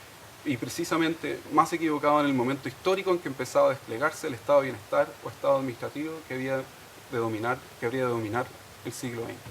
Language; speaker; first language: Spanish; native; Spanish